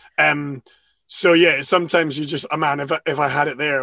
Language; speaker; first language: English; native; English